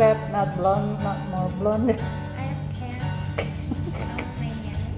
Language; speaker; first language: English; non-native, fluent; Indonesian